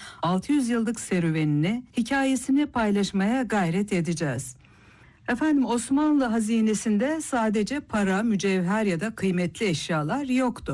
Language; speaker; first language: Turkish; native; Turkish